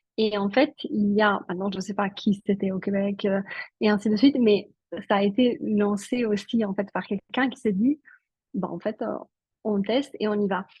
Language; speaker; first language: French; non-native, local second language; Italian